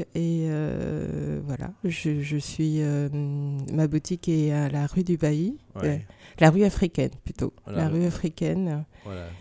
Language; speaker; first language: French; native; French